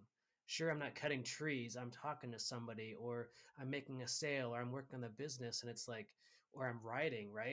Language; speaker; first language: English; native; English